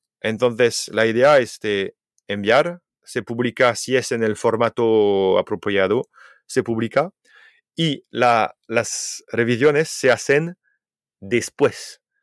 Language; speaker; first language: Spanish; non-native, fluent; French